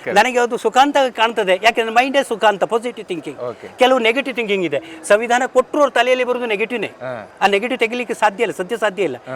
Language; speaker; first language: Kannada; native; Kannada